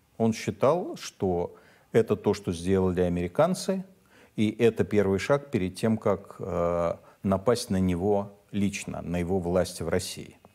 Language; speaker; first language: Russian; native; Russian